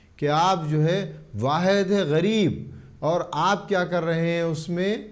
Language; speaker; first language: Urdu; native; Urdu